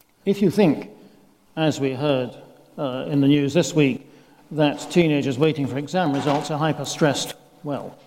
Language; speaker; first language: English; native; English